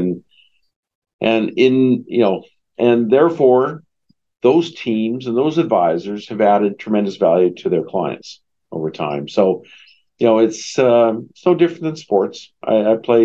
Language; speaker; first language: English; native; English